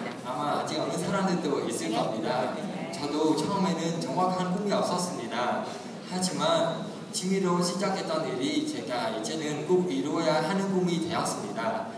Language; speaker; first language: Korean; non-native, learner; Khmer